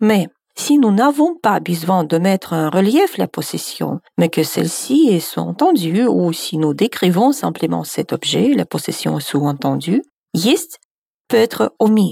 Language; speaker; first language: French; non-native, fluent; Russian